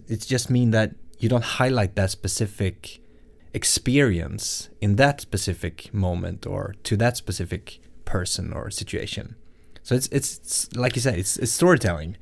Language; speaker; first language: English; non-native, fluent; Swedish